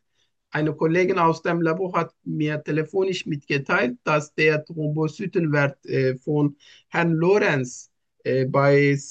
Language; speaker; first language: German; non-native, learner; Turkish